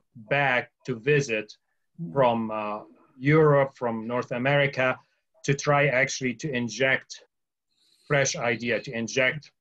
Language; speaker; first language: English; early bilingual, other home language; Arabic